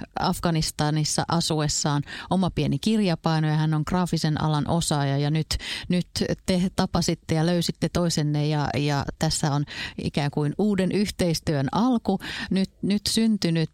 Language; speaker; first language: Finnish; native; Finnish